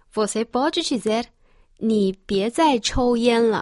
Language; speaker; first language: Portuguese; non-native, fluent; Chinese